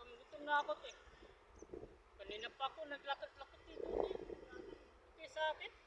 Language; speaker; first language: Filipino; non-native, local second language; Cebuano